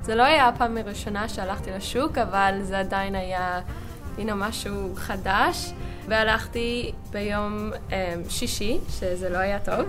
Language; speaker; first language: Hebrew; non-native, learner; English